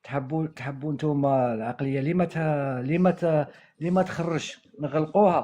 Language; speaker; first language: Arabic; native; Arabic